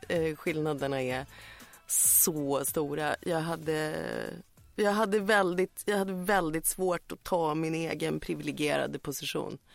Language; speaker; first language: Swedish; native; Swedish